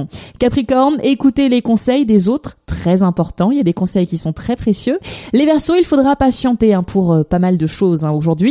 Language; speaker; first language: French; native; French